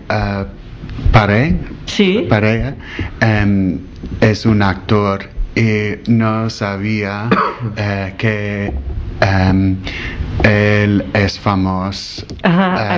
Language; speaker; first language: Catalan; non-native, learner; English